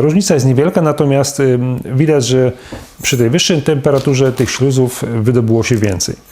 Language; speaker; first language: Polish; native; Polish